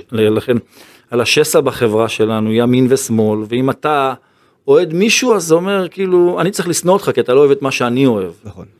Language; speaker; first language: Hebrew; native; Hebrew